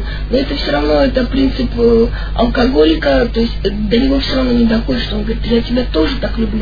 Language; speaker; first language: Russian; native; Russian